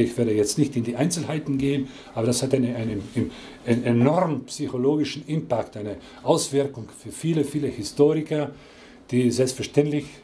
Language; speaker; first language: German; non-native, fluent; Croatian